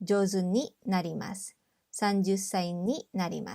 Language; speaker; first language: Japanese; non-native, fluent; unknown